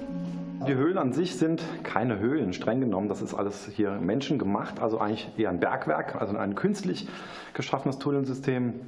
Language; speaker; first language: German; native; German